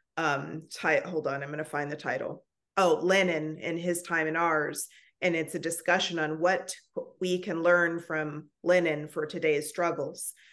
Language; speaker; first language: English; native; English